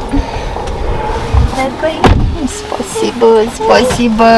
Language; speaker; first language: Russian; non-native, local second language; Armenian